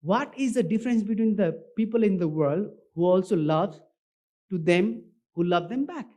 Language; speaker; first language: English; non-native, local second language; Nepali